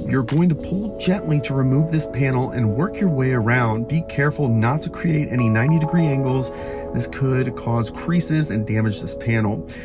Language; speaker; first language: English; native; English